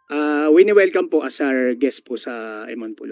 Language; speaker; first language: Filipino; native; Filipino